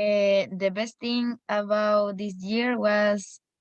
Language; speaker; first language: English; non-native, learner; Spanish